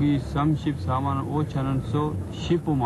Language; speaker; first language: Korean; non-native, learner; Urdu